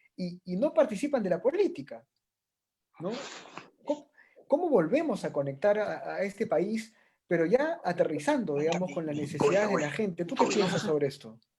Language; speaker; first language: Spanish; native; Spanish